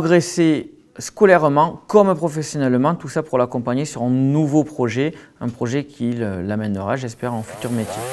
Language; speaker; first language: French; native; French